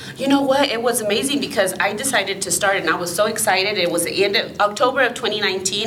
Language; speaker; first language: English; early bilingual, other home language; Spanish